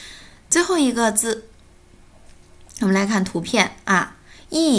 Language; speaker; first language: Chinese; native; Chinese